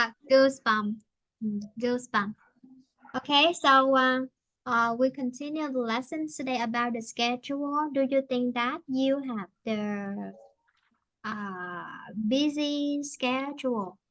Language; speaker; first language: English; non-native, fluent; Vietnamese